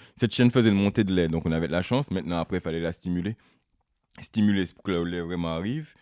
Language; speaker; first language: French; native; French